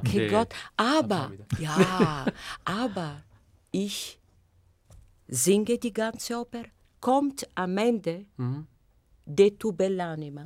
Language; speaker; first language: German; non-native, fluent; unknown